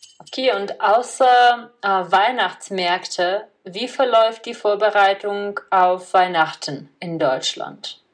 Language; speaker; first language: German; non-native, fluent; Czech